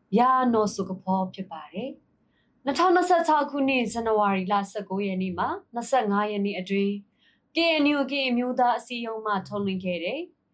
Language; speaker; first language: Burmese; non-native, local second language; S'gaw Karen